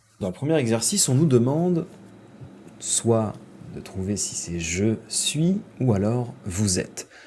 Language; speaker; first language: French; native; French